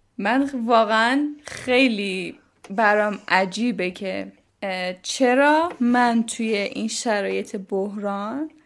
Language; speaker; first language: Persian; native; Persian